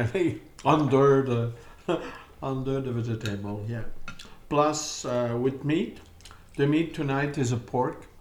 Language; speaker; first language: English; non-native, learner; French